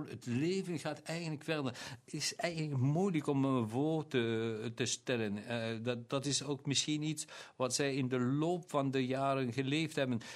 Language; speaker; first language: Dutch; non-native, local second language; German